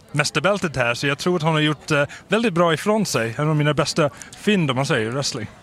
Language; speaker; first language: Swedish; non-native, fluent; English